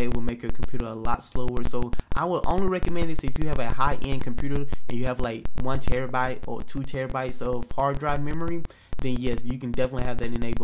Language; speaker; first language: English; native; English